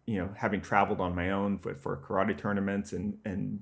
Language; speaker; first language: English; native; English